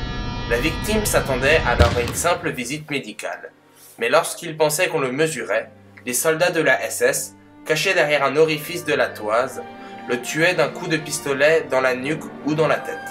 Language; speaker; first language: French; native; French